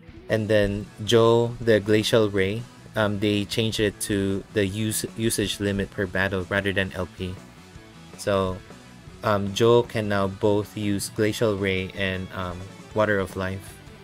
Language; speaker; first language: English; non-native, local second language; Filipino